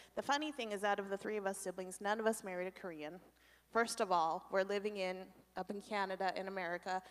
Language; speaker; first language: English; native; English